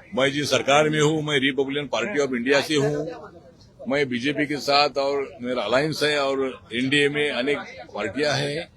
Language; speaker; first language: Hindi; non-native, local second language; Marathi